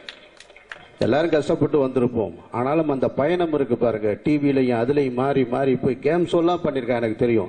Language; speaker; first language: Tamil; native; Tamil